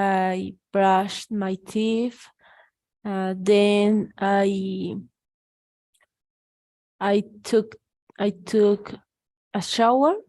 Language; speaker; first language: English; non-native, learner; Spanish